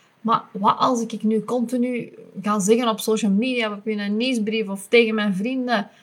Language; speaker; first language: Dutch; native; Dutch